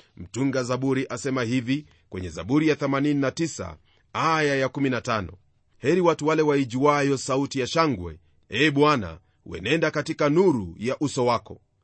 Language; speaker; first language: Swahili; non-native, local second language; Luyia